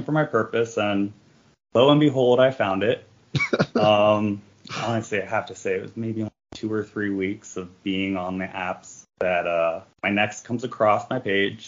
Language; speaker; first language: English; native; English